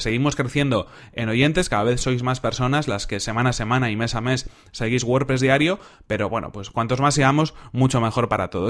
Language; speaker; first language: Spanish; native; Spanish